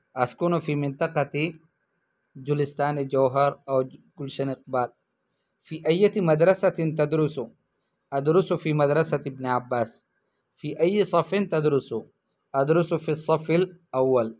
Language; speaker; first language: Arabic; non-native, fluent; Urdu